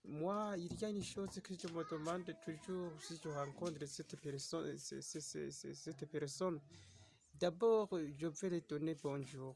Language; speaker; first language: French; non-native, local second language; Rundi